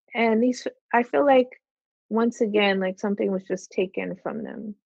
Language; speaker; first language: English; native; English